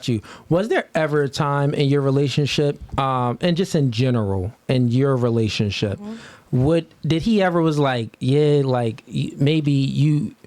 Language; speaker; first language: English; native; English